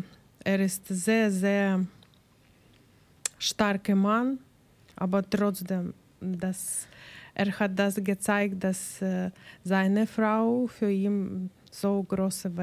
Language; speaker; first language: German; non-native, learner; Ukrainian